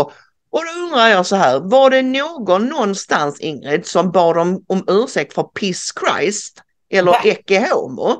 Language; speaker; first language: Swedish; native; Swedish